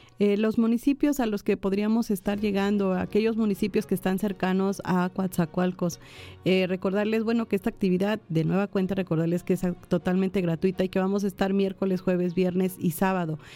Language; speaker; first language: Spanish; native; Spanish